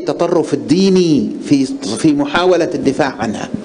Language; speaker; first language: Arabic; native; Arabic